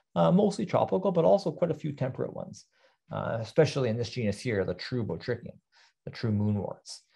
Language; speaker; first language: English; native; English